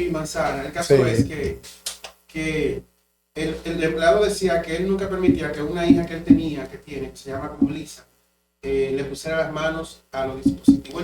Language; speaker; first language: Spanish; native; Spanish